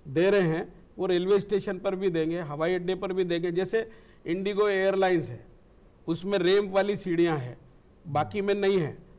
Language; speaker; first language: Hindi; native; Hindi